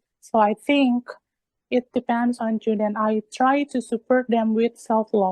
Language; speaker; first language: English; non-native, learner; Indonesian